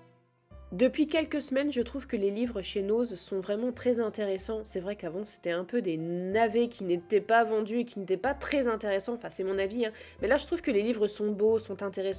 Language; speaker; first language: French; native; French